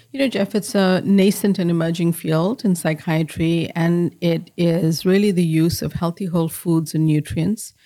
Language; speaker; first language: English; native; English